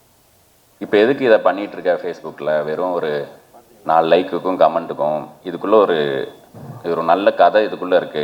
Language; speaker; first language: Tamil; native; Tamil